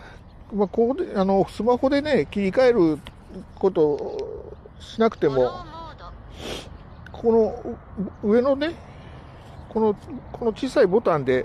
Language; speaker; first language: Japanese; native; Japanese